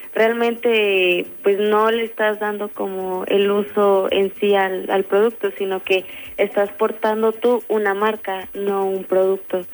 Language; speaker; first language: Spanish; native; Spanish